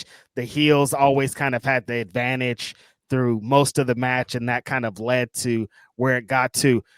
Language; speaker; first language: English; native; English